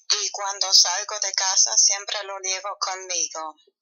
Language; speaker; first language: Spanish; non-native, fluent; German